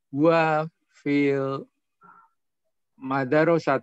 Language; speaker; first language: Arabic; non-native, learner; Indonesian